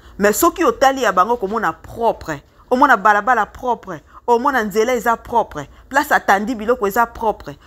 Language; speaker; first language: Lingala; native; Lingala